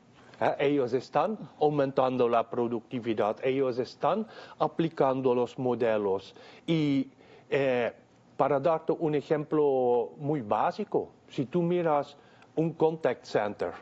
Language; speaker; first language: Spanish; non-native, fluent; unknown